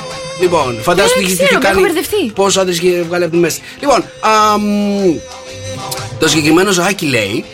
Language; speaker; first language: Greek; native; Greek